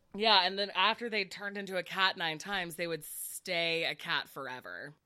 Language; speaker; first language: English; native; English